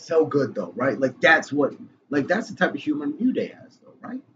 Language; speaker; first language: English; native; English